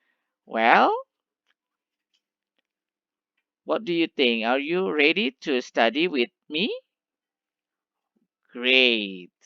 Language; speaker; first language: English; non-native, learner; Indonesian